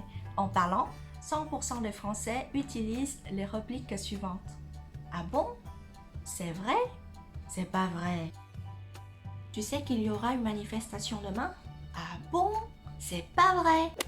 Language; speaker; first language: French; non-native, fluent; Vietnamese